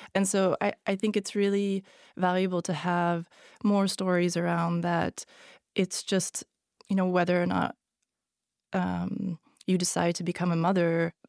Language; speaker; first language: English; non-native, fluent; Hungarian